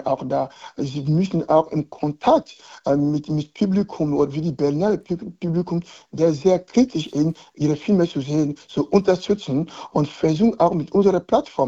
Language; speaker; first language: German; non-native, learner; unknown